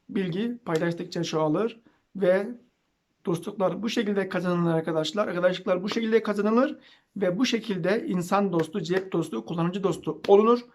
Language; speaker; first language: Turkish; native; Turkish